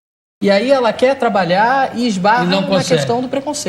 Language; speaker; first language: Portuguese; native; Portuguese